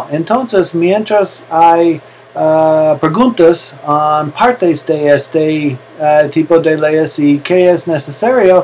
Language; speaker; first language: Spanish; non-native, learner; English